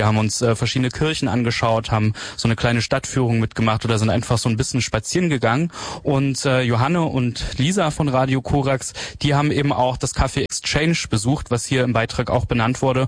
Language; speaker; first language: German; native; German